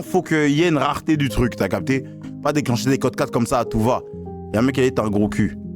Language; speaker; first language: French; native; French